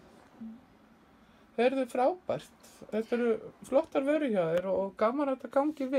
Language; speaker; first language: Icelandic; native; Icelandic